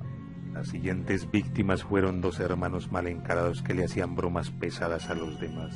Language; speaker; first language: Spanish; native; Spanish